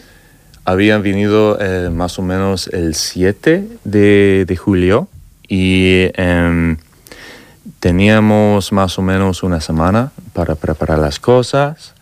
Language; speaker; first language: Spanish; non-native, learner; English